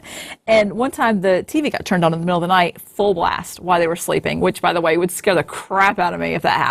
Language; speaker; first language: English; native; English